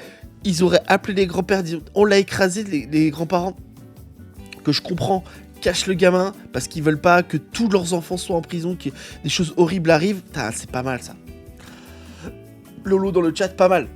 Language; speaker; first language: French; native; French